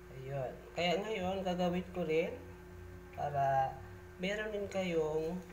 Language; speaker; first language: Filipino; non-native, local second language; Bikol